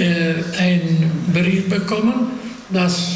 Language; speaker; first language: German; non-native, fluent; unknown